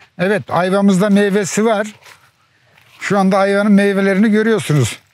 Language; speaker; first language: Turkish; native; Turkish